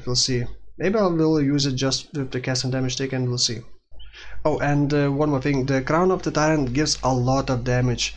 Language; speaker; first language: English; non-native, fluent; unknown